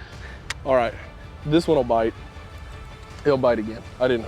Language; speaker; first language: English; native; English